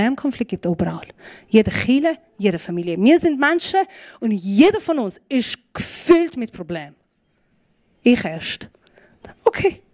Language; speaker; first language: German; non-native, fluent; Persian